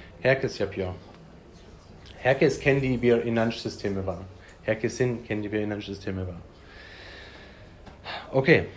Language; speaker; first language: Turkish; non-native, learner; German